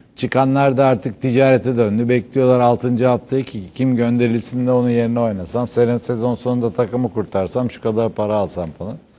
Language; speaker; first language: Turkish; native; Turkish